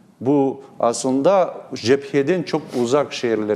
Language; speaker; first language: Turkish; non-native, learner; Crimean Tatar